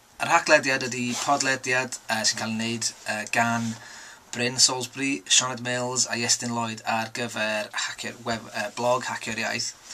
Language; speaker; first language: Welsh; native; Welsh